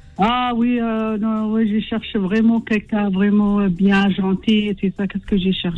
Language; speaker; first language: French; non-native, learner; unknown